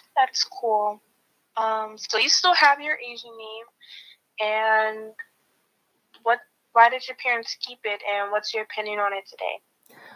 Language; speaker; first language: English; native; English